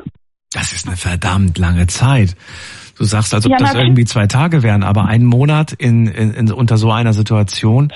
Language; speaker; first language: German; native; German